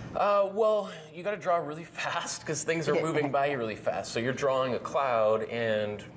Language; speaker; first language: English; native; English